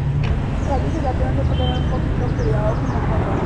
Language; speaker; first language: Spanish; native; Spanish